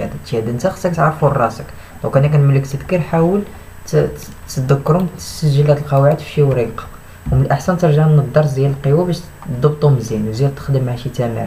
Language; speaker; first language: Arabic; native; Arabic